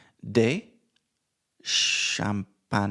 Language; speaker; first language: French; non-native, learner; English